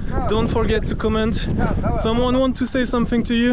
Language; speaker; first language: English; non-native, fluent; French